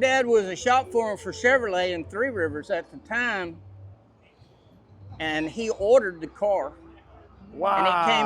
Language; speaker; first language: English; native; English